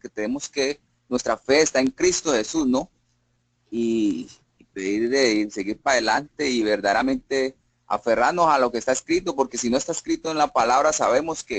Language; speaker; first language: Spanish; native; Spanish